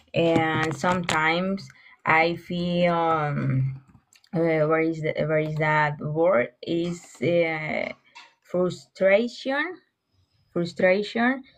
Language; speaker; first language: English; non-native, learner; Spanish